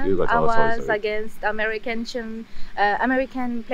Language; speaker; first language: English; non-native, fluent; French